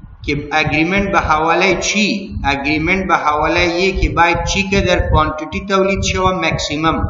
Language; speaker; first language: Persian; non-native, local second language; Pashto